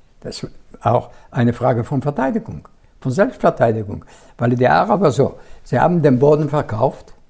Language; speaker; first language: German; non-native, fluent; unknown